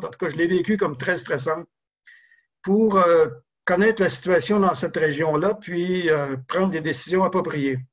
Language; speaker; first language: French; native; French